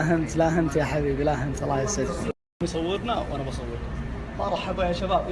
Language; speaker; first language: Arabic; native; Arabic